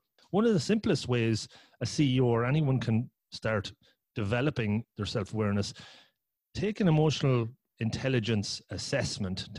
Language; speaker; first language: English; native; English